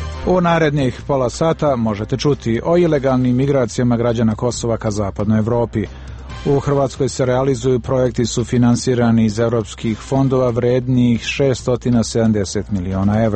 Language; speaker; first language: Bosnian; native; Bosnian